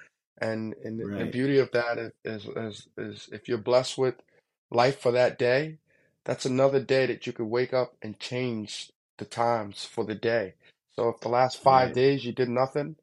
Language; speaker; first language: English; native; English